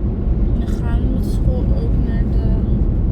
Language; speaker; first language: Dutch; native; Dutch